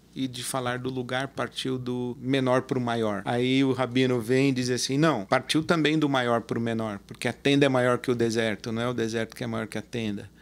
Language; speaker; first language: Portuguese; native; Portuguese